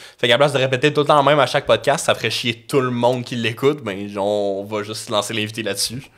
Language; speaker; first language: French; native; French